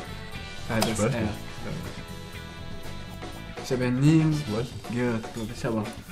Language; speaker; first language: German; non-native, learner; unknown